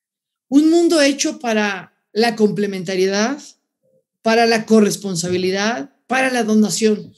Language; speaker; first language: Spanish; native; Spanish